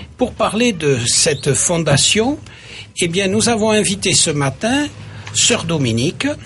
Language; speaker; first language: French; native; French